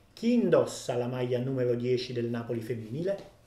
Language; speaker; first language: Italian; native; Italian